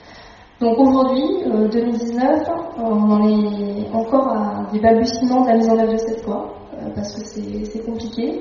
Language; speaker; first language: French; native; French